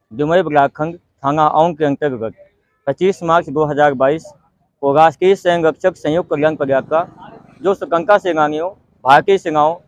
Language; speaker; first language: Hindi; native; Hindi